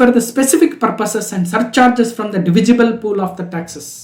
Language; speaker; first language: English; non-native, local second language; Kannada